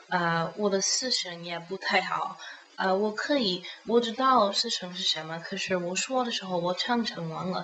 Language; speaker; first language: Chinese; non-native, learner; English